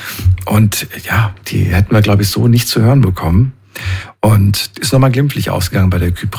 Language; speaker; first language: German; native; German